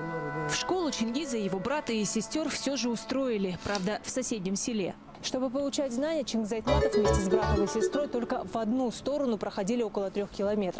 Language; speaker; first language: Russian; native; Russian